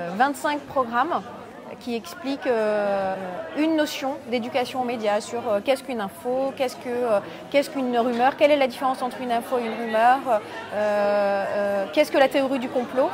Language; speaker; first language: French; native; French